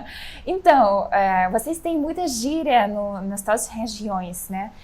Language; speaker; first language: Portuguese; non-native, fluent; Russian